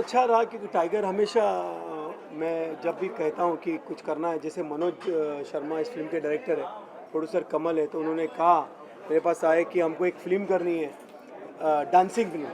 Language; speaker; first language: Hindi; native; Hindi